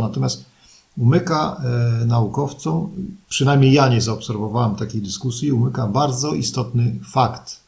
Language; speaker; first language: Polish; native; Polish